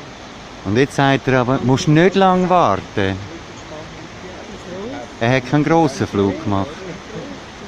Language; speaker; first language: German; native; German